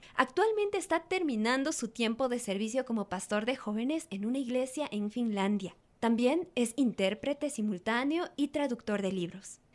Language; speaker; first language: Spanish; native; Spanish